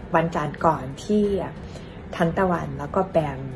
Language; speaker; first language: Thai; non-native, fluent; English